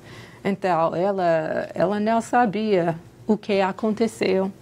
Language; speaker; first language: Portuguese; non-native, fluent; English